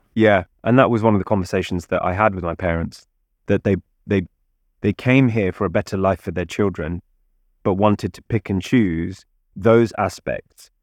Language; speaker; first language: English; native; English